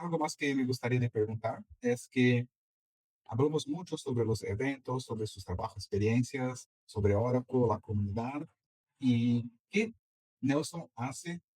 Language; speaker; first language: Spanish; non-native, fluent; Portuguese